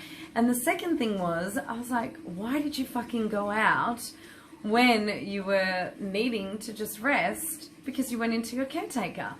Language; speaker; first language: English; native; English